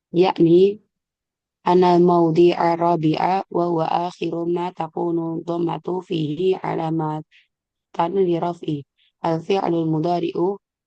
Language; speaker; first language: Arabic; non-native, learner; Indonesian